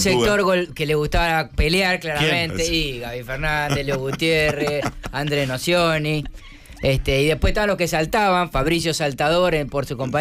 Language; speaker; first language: Spanish; native; Spanish